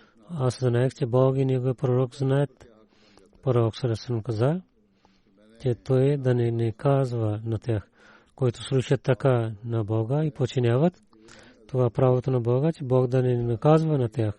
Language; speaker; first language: Bulgarian; non-native, learner; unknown